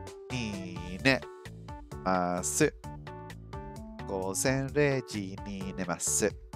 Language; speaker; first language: Japanese; non-native, learner; English